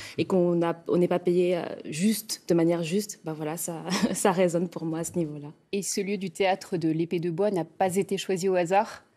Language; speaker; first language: French; native; French